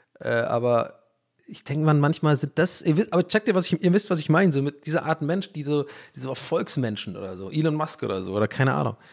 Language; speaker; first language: German; native; German